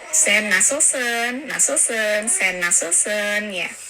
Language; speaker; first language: Turkish; non-native, learner; Indonesian